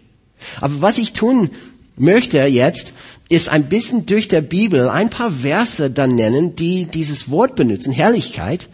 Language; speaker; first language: German; non-native, fluent; English